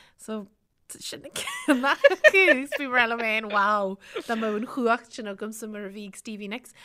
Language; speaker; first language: Irish; native; Irish